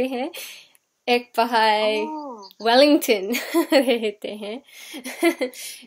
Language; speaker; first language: Hindi; non-native, learner; English